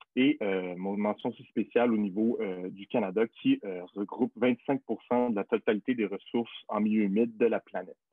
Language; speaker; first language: French; native; French